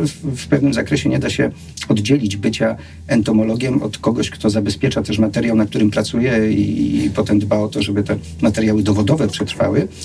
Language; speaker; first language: Polish; native; Polish